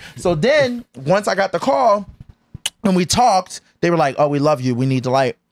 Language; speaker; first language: English; native; English